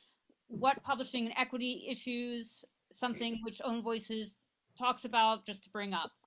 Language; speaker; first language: English; native; English